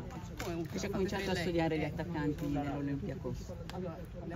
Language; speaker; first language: Italian; native; Italian